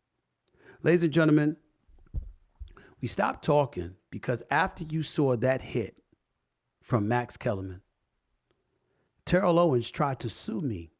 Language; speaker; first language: English; native; English